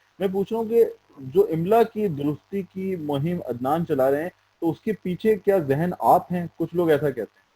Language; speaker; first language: Urdu; native; Urdu